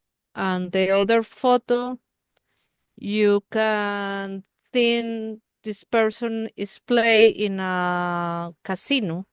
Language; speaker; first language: English; non-native, learner; Spanish